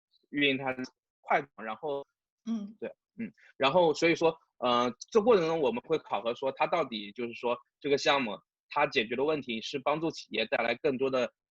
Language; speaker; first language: Chinese; native; Chinese